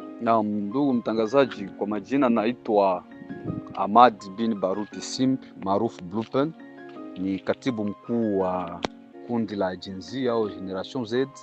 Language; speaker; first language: Swahili; non-native, local second language; Bembe